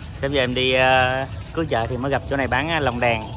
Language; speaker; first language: Vietnamese; native; Vietnamese